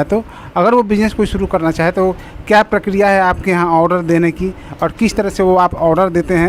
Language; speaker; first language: Hindi; native; Hindi